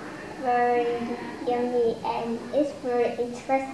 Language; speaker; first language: English; non-native, learner; Vietnamese